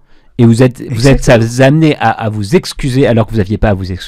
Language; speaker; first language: French; native; French